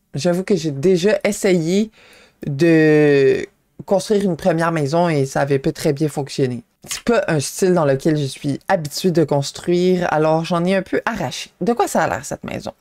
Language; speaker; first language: French; native; French